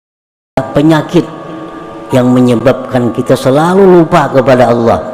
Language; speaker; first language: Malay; non-native, local second language; Banjar